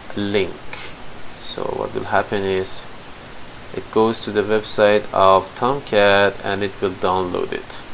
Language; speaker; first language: English; non-native, fluent; Persian